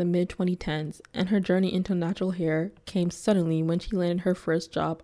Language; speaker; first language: English; native; English